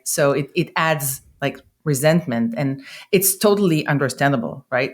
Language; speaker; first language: English; non-native, fluent; Hebrew